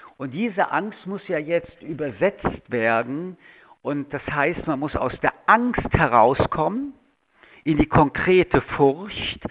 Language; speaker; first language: German; early bilingual, other home language; French